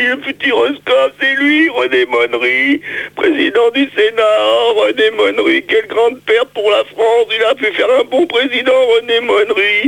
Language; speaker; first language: French; native; French